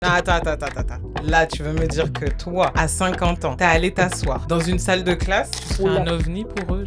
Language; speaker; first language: French; native; French